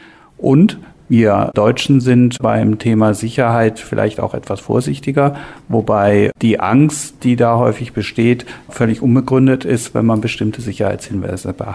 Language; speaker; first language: German; native; German